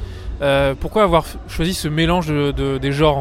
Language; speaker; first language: French; native; French